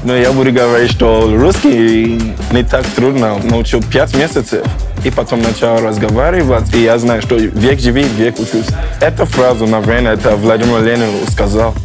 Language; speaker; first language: Russian; non-native, learner; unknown